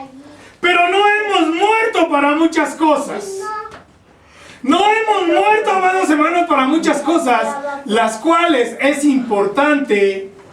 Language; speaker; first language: Spanish; native; Spanish